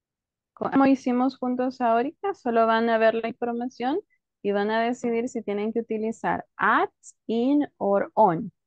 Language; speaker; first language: Spanish; native; Spanish